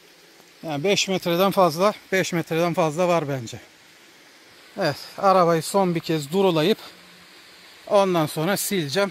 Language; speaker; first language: Turkish; native; Turkish